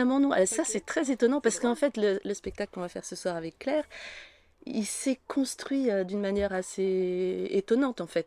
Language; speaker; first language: French; native; French